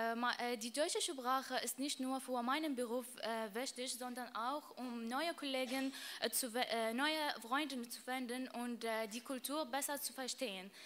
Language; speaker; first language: German; non-native, learner; Arabic